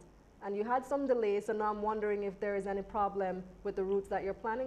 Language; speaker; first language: English; native; English